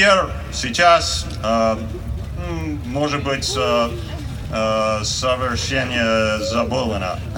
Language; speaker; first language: Russian; non-native, learner; English